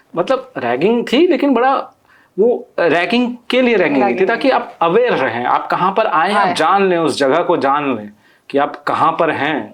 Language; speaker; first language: Hindi; non-native, local second language; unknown